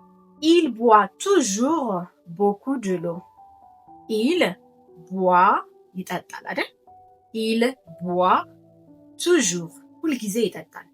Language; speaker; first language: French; non-native, fluent; Amharic